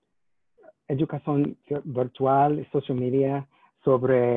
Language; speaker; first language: Spanish; non-native, learner; English